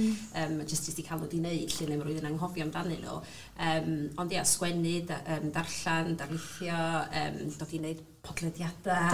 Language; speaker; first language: Welsh; native; Welsh